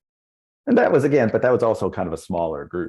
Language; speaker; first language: English; native; English